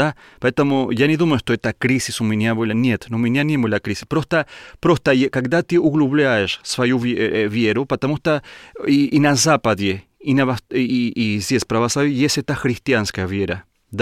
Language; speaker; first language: Russian; non-native, learner; Spanish